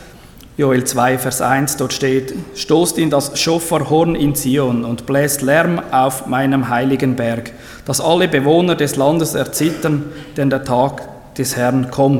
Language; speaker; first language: German; native; German